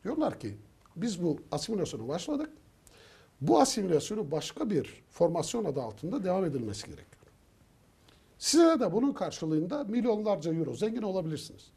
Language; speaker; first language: Turkish; native; Turkish